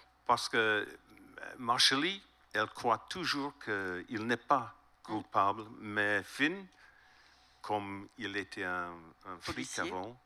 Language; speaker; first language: French; non-native, learner; English